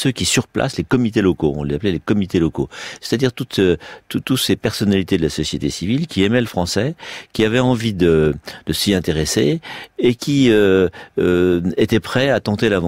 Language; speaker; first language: French; native; French